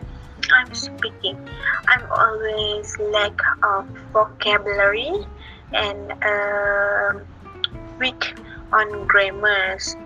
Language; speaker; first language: English; non-native, learner; Malay